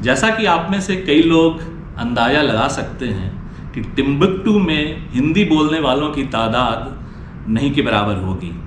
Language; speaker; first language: Hindi; native; Hindi